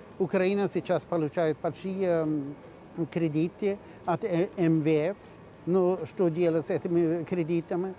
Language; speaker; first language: Russian; non-native, fluent; Swedish